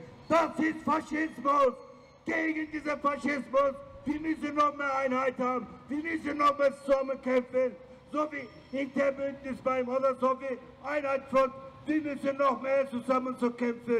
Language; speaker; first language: German; non-native, learner; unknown